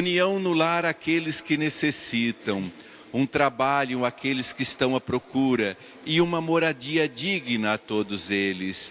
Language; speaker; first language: Portuguese; native; Portuguese